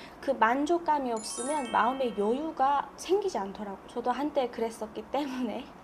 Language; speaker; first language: Korean; native; Korean